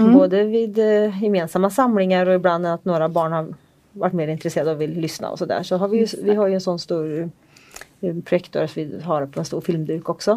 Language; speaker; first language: Swedish; native; Swedish